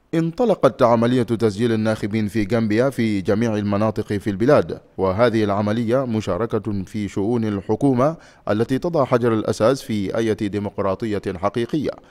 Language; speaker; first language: Arabic; non-native, fluent; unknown